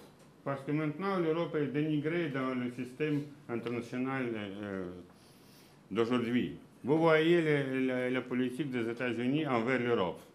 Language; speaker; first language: French; non-native, fluent; Russian